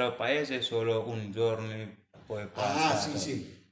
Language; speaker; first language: Italian; non-native, learner; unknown